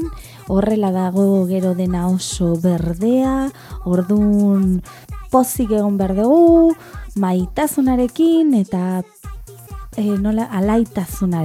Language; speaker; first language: Basque; non-native, learner; Spanish